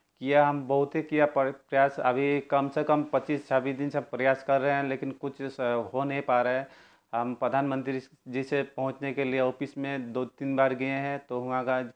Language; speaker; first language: Hindi; non-native, local second language; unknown